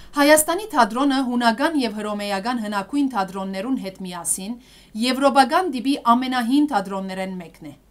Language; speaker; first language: Armenian; early bilingual, heritage; Armenian